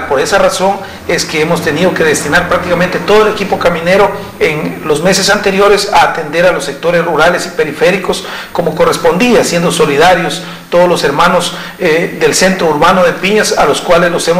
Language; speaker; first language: Spanish; native; Spanish